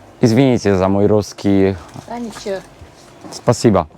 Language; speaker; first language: Russian; non-native, learner; Polish